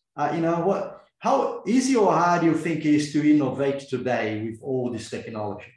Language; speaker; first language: English; non-native, fluent; Portuguese